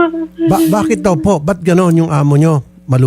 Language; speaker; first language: Filipino; native; Filipino